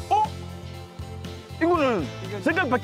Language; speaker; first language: Korean; non-native, fluent; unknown